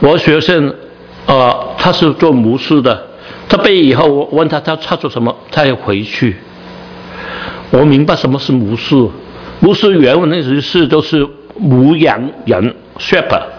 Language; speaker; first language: Chinese; non-native, learner; Cantonese